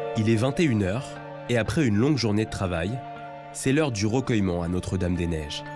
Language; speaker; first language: French; native; French